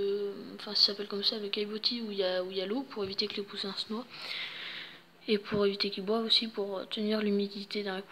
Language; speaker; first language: French; native; French